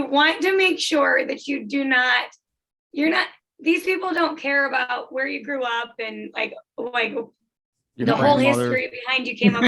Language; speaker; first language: English; native; English